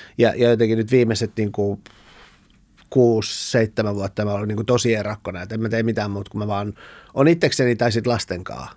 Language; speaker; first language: Finnish; early bilingual, other home language; Persian